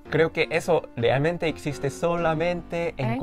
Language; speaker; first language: Spanish; non-native, fluent; Korean